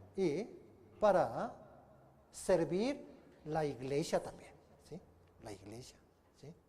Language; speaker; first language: Spanish; non-native, learner; Korean